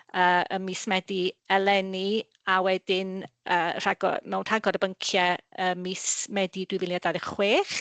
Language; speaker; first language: Welsh; native; Welsh